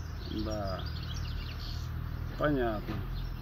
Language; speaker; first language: Russian; native; Russian